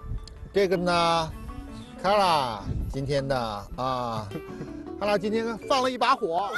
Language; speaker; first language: Chinese; native; Chinese